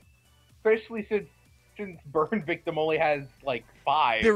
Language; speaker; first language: English; native; English